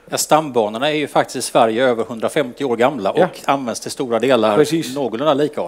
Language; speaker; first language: Swedish; native; Swedish